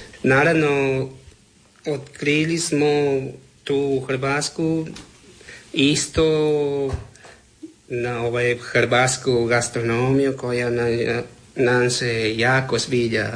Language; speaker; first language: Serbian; non-native, learner; Spanish